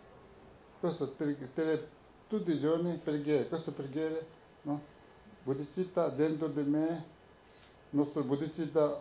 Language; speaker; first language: Italian; non-native, learner; Tibetan